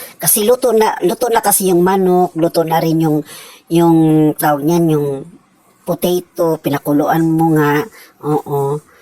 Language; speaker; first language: Filipino; non-native, local second language; Cebuano